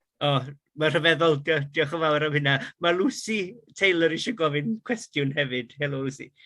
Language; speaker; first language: Welsh; native; Welsh